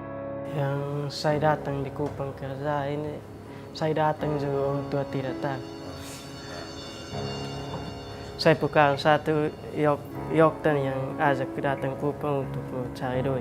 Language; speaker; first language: Indonesian; non-native, local second language; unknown